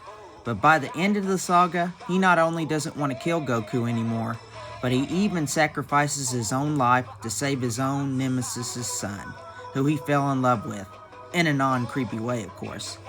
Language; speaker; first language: English; native; English